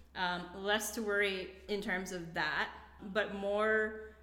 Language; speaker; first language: English; non-native, local second language; Cebuano